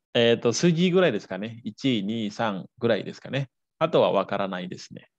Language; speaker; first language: Japanese; non-native, fluent; Balinese